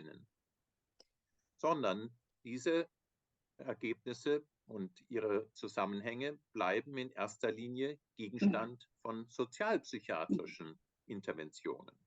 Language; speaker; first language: German; native; German